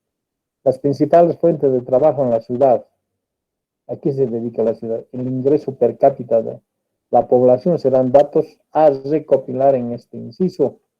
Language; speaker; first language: Spanish; native; Spanish